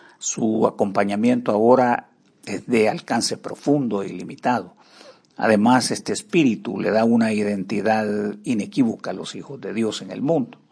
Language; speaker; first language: Spanish; native; Spanish